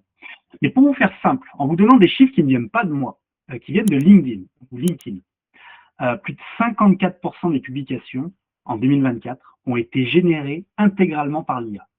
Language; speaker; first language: French; native; French